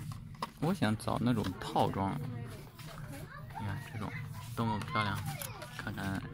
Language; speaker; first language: Chinese; native; Chinese